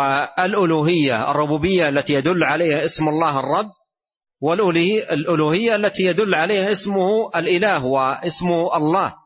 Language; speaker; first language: Arabic; native; Arabic